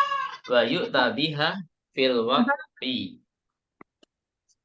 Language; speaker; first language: Arabic; non-native, fluent; Indonesian